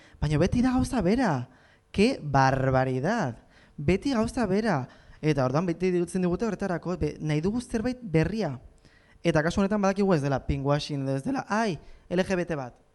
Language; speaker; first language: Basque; non-native, local second language; Spanish